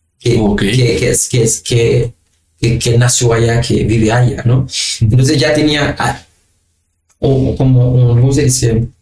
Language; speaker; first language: Spanish; non-native, fluent; Haitian Creole